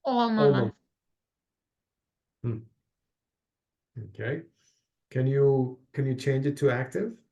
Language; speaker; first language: English; non-native, fluent; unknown